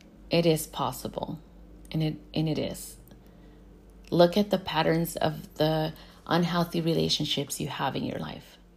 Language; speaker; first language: English; early bilingual, other home language; Spanish